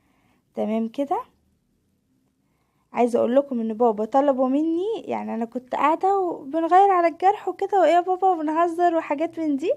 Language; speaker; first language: Arabic; native; Arabic